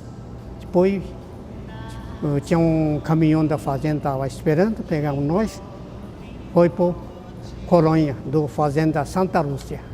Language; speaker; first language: Portuguese; early bilingual, other home language; Japanese